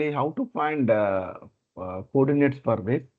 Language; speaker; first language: English; non-native, learner; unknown